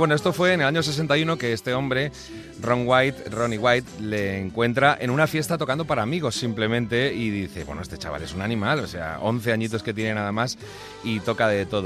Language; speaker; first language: Spanish; native; Spanish